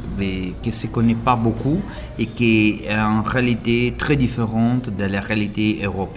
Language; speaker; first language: French; non-native, learner; Italian